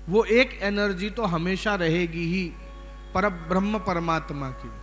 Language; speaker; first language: Hindi; non-native, local second language; Gujarati